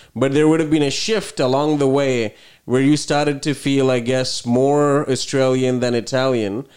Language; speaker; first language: English; early bilingual, other home language; Italian